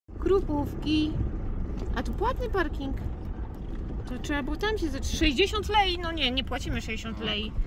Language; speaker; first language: Polish; native; Polish